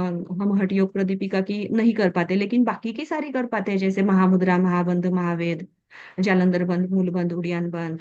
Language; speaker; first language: Hindi; native; Hindi